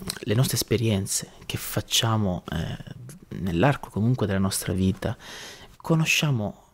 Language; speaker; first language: Italian; native; Italian